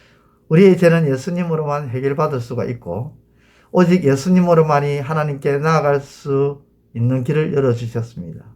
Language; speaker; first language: Korean; native; Korean